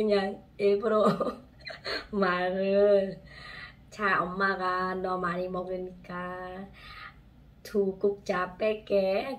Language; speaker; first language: Korean; non-native, fluent; Khmer